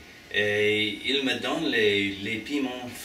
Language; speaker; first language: French; non-native, learner; English